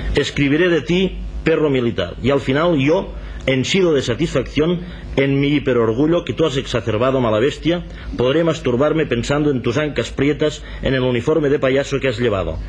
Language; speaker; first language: Spanish; non-native, local second language; Catalan